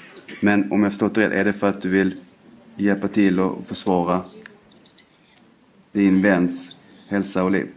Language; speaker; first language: Swedish; native; Swedish